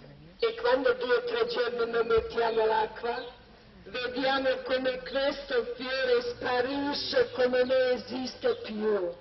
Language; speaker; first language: Italian; non-native, learner; Croatian